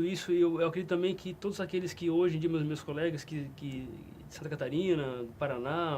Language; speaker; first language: Portuguese; native; Portuguese